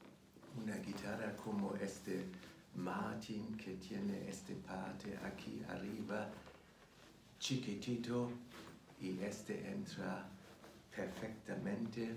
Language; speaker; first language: Spanish; non-native, fluent; German